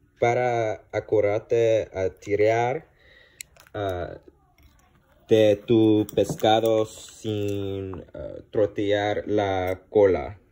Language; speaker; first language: Spanish; non-native, learner; English